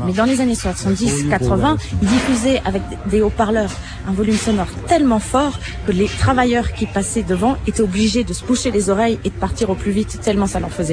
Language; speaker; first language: French; native; French